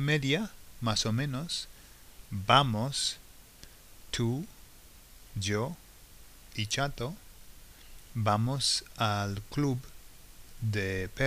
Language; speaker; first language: Spanish; non-native, fluent; English